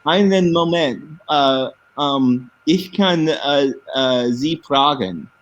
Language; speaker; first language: German; non-native, learner; English